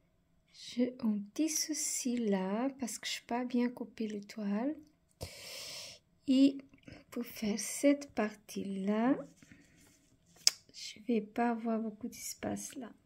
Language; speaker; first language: French; non-native, fluent; Portuguese